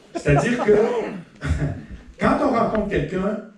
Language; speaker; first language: French; native; French